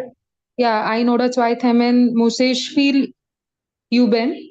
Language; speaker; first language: German; non-native, learner; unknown